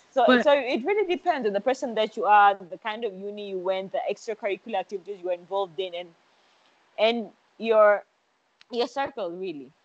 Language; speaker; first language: English; non-native, local second language; Swahili